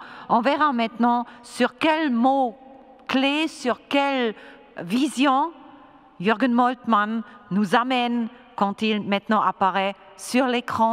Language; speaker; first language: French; non-native, fluent; German